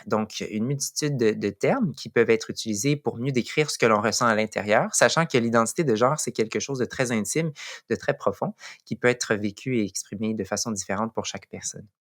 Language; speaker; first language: French; native; French